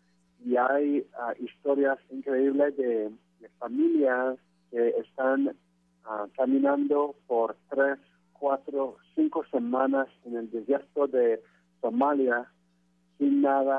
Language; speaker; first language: Spanish; non-native, fluent; French